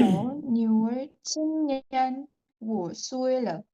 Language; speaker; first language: Chinese; non-native, learner; Urdu